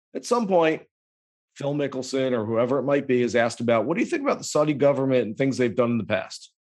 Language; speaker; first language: English; native; English